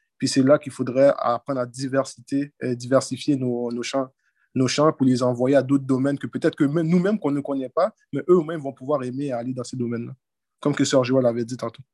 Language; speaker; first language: French; early bilingual, other home language; Haitian Creole